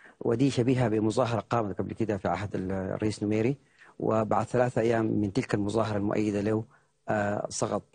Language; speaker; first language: Arabic; native; Arabic